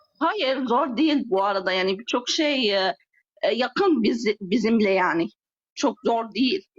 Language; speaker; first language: Turkish; non-native, fluent; Arabic